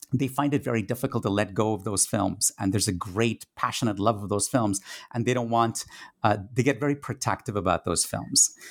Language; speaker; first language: English; non-native, local second language; Tamil